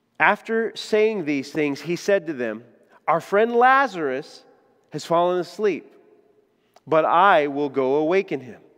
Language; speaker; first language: English; native; English